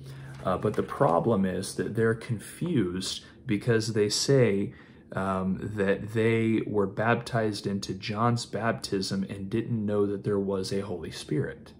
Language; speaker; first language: English; native; English